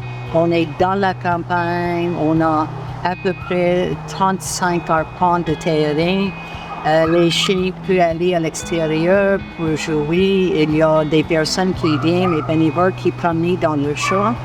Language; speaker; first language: French; non-native, local second language; English